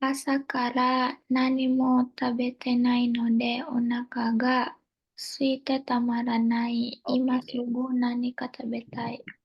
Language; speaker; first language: Japanese; non-native, learner; Indonesian